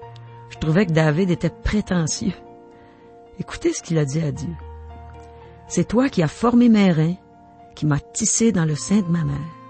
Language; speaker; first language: French; native; French